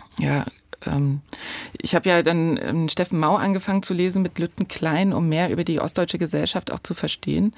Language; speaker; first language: German; native; German